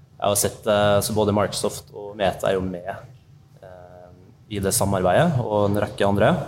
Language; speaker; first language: Norwegian; native; Norwegian